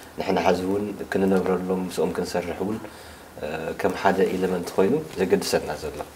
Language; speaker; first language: Tigrinya; native; Tigrinya